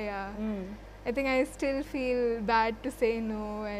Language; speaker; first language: Telugu; non-native, fluent; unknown